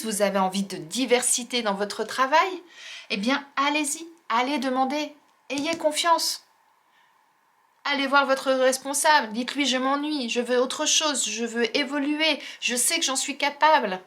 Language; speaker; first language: French; native; French